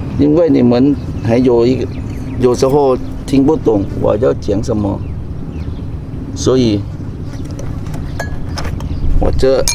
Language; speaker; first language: Chinese; non-native, learner; Thai